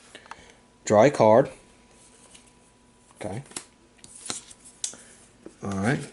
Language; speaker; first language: English; native; English